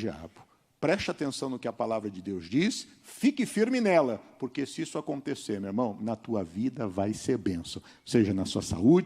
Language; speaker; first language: Portuguese; native; Portuguese